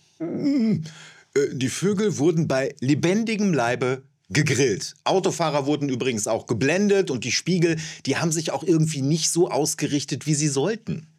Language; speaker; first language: German; native; German